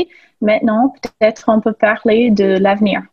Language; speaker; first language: French; non-native, fluent; English